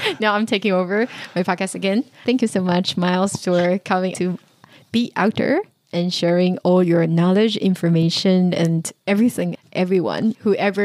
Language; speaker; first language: English; non-native, fluent; Chinese